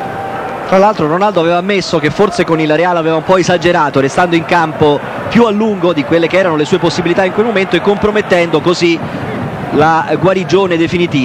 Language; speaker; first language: Italian; native; Italian